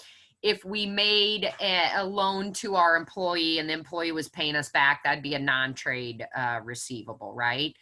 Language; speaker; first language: English; native; English